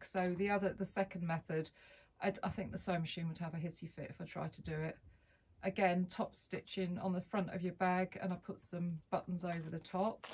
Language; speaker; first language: English; native; English